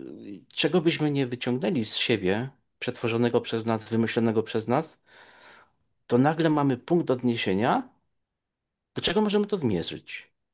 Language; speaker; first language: Polish; native; Polish